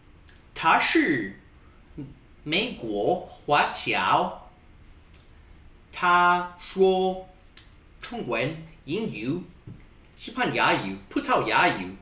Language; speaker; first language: Chinese; non-native, learner; English